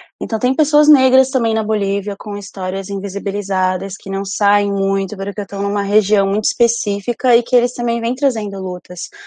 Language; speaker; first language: Portuguese; early bilingual, other home language; Spanish